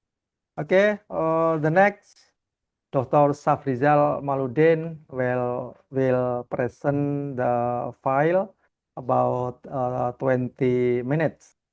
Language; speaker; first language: English; non-native, learner; Indonesian